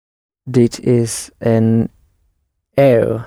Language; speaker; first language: Dutch; non-native, learner; English